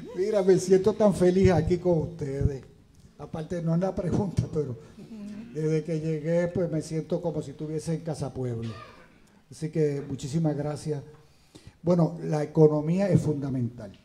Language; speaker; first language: Spanish; native; Spanish